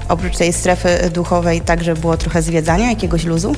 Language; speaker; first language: Polish; native; Polish